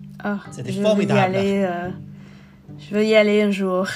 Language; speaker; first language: French; non-native, learner; English